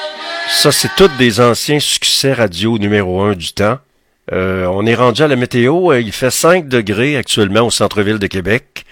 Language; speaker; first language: French; native; French